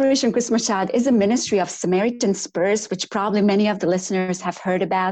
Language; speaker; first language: English; non-native, fluent; Romanian